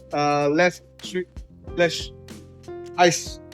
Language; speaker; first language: English; non-native, local second language; Chinese